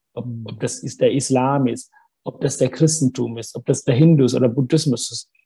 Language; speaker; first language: German; early bilingual, other home language; Tamil